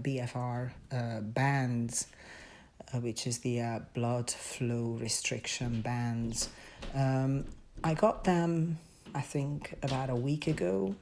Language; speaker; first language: English; non-native, fluent; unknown